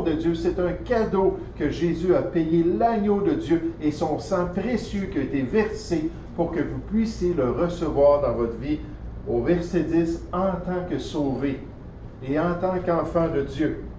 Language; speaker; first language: French; native; French